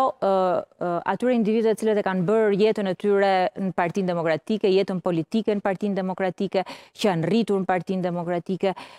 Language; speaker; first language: Albanian; native; Albanian